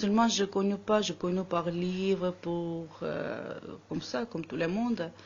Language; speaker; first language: French; non-native, learner; Armenian